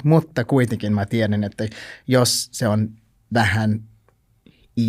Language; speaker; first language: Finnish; non-native, learner; English